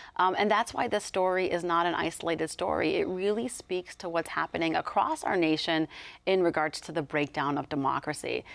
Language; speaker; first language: English; native; English